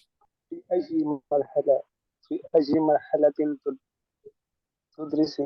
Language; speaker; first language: Arabic; non-native, learner; Urdu